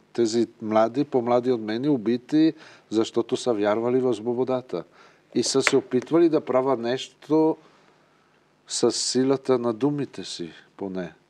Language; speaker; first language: Bulgarian; non-native, fluent; Italian